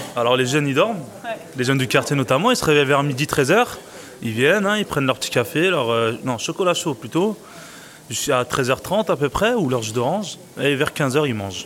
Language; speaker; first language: French; native; French